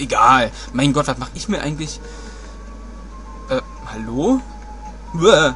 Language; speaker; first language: German; native; German